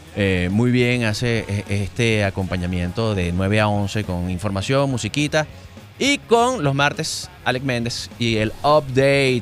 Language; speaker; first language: Spanish; native; Spanish